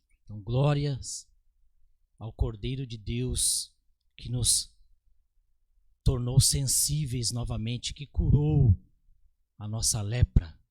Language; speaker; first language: Portuguese; native; Portuguese